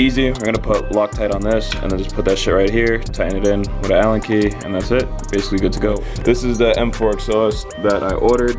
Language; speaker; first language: English; native; English